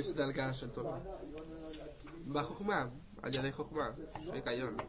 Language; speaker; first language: Hebrew; non-native, learner; Spanish